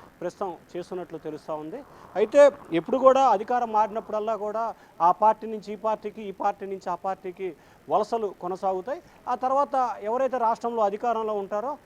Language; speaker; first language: Telugu; native; Telugu